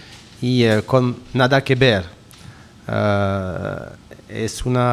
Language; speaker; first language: Spanish; non-native, learner; French